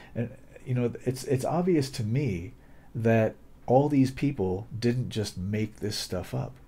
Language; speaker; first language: English; native; English